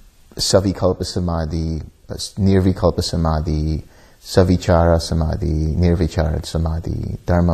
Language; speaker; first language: English; native; English